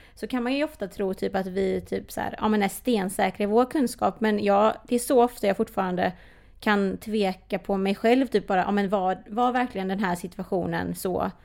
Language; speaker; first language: Swedish; early bilingual, other home language; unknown